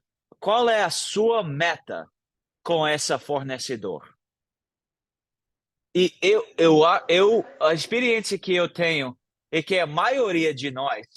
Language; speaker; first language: Portuguese; non-native, fluent; English